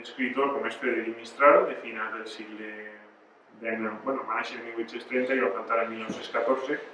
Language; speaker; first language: Spanish; non-native, local second language; Catalan